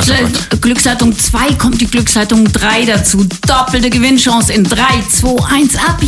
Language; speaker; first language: German; native; German